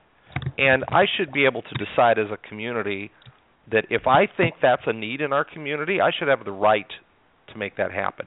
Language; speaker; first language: English; native; English